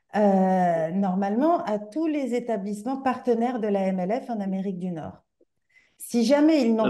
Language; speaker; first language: French; native; French